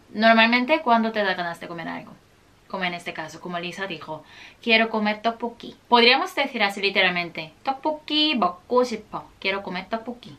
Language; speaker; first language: Spanish; non-native, fluent; Korean